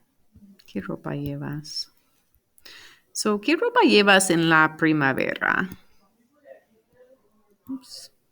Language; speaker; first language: Spanish; non-native, fluent; English